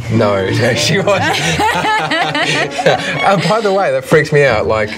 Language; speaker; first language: English; native; English